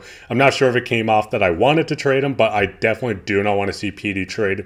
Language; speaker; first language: English; native; English